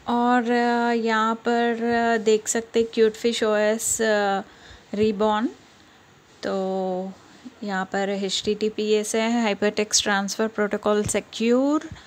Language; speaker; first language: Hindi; non-native, local second language; Telugu